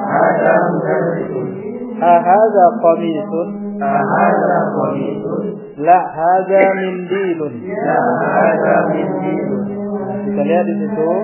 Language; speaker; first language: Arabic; non-native, fluent; Indonesian